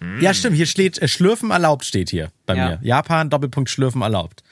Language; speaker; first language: German; native; German